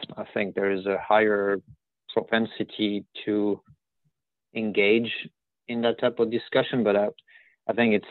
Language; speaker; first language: English; non-native, fluent; French